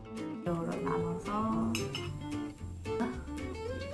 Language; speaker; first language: Korean; non-native, fluent; Japanese